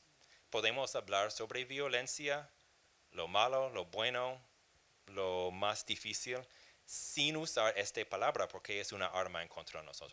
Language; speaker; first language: Spanish; non-native, fluent; English